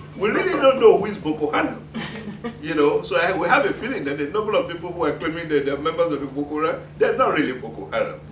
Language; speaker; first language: English; non-native, local second language; Yoruba